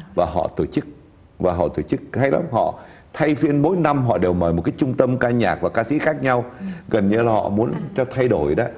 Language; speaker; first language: Vietnamese; native; Vietnamese